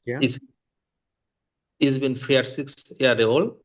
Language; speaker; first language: German; non-native, learner; Bangla